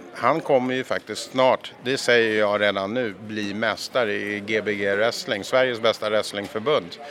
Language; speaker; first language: Swedish; non-native, fluent; English